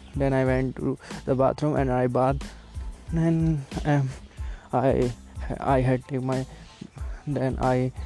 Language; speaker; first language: English; non-native, local second language; Hindi